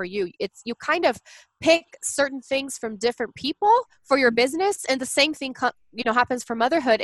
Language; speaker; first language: English; non-native, fluent; Portuguese